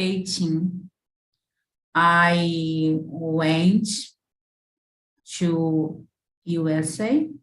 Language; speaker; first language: English; non-native, learner; Portuguese